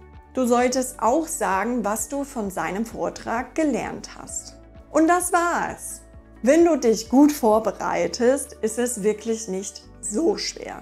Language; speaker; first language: German; non-native, fluent; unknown